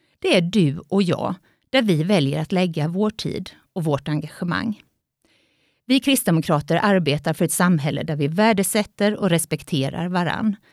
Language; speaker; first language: Swedish; native; Swedish